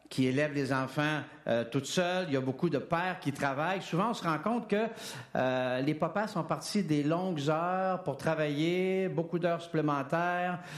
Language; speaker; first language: French; native; French